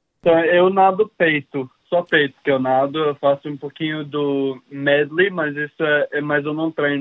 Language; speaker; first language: Portuguese; early bilingual, heritage; English